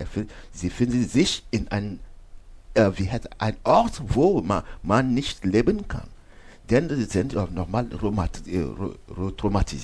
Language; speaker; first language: German; non-native, learner; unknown